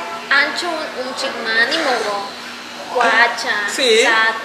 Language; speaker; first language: Korean; non-native, learner; Spanish